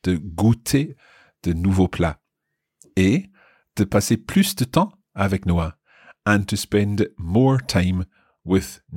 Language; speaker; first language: French; non-native, fluent; English